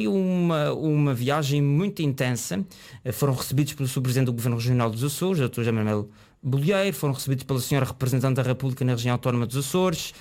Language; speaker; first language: Portuguese; native; Portuguese